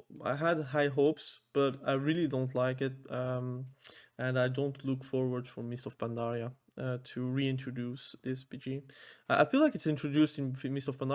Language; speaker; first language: English; non-native, fluent; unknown